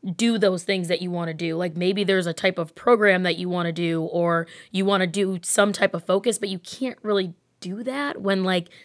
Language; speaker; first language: English; native; English